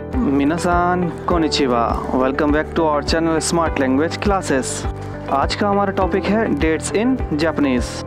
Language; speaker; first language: Hindi; native; Hindi